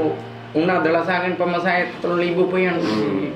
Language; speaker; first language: Filipino; non-native, learner; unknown